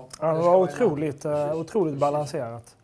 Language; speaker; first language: Swedish; native; Swedish